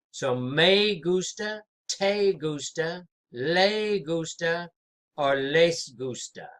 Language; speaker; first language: Spanish; non-native, fluent; English